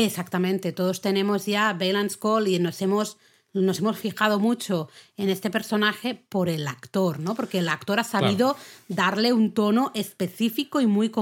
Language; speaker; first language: Spanish; native; Spanish